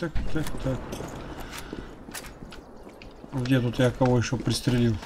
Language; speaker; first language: Russian; native; Russian